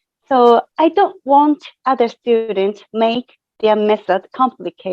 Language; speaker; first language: English; non-native, fluent; Japanese